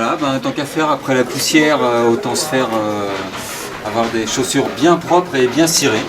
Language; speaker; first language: French; native; French